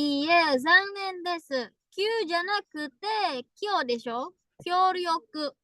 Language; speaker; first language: Japanese; non-native, fluent; Indonesian